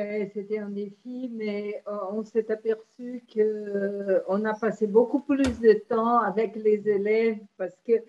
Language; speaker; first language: French; non-native, fluent; Portuguese